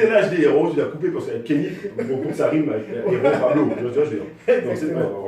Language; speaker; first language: French; native; French